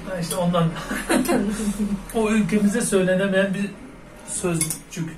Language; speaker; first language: Turkish; native; Turkish